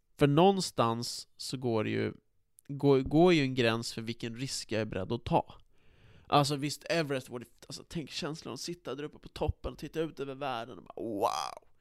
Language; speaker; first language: Swedish; native; Swedish